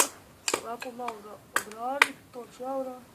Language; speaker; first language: Bosnian; native; Bosnian